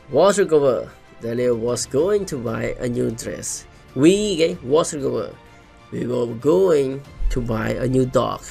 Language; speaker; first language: English; non-native, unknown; Khmer